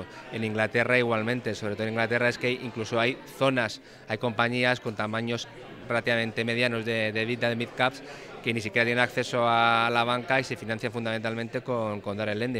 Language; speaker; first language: Spanish; native; Spanish